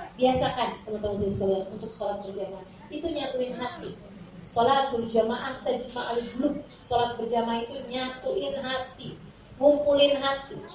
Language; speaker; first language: Indonesian; native; Indonesian